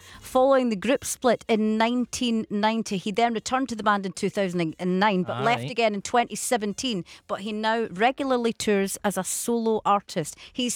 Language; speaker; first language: English; native; English